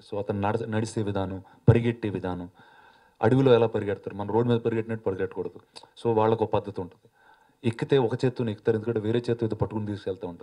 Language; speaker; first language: Telugu; native; Telugu